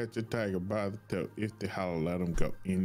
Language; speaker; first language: English; native; English